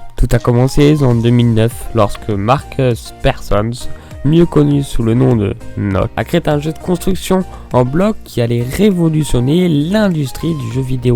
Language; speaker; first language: French; native; French